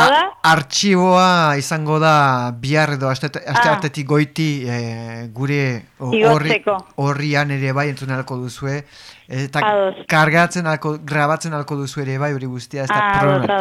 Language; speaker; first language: Basque; native; Basque